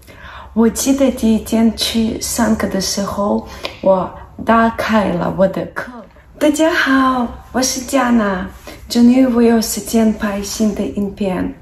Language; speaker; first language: Chinese; non-native, fluent; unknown